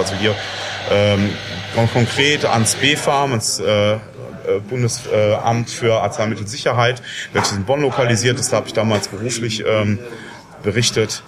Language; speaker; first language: German; native; German